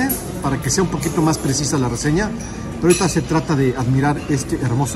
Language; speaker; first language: Spanish; native; Spanish